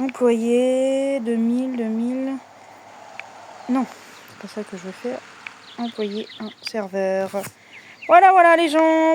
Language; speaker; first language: French; native; French